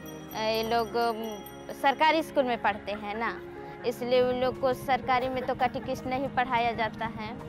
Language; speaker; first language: Hindi; non-native, local second language; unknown